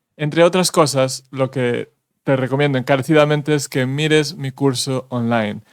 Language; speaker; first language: Spanish; native; Spanish